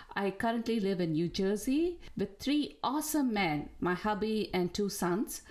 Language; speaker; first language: English; non-native, local second language; Tamil